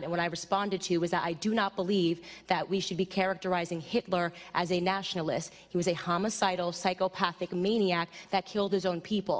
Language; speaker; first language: English; native; English